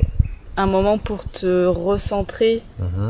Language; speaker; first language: French; native; French